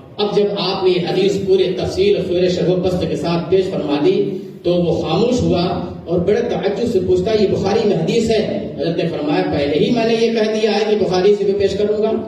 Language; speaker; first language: Urdu; native; Urdu